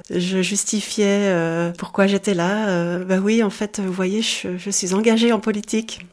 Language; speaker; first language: French; native; French